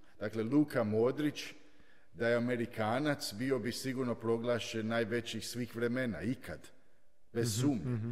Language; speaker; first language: Croatian; early bilingual, heritage; Croatian